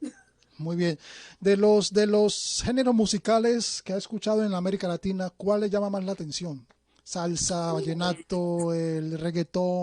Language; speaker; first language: Spanish; native; Spanish